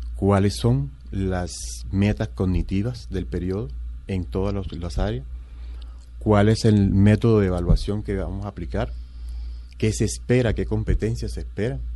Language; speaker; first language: Spanish; native; Spanish